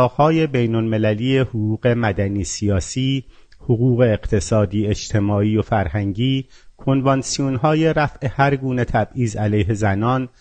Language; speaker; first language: Persian; non-native, local second language; Azerbaijani